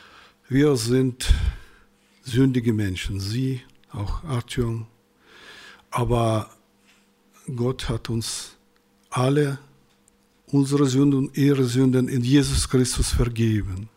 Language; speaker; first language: German; non-native, fluent; Russian